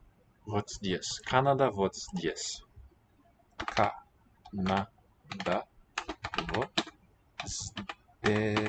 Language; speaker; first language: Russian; non-native, learner; English